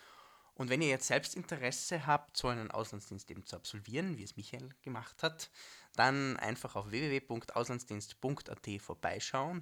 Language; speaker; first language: German; native; German